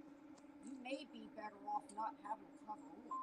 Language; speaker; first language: English; native; English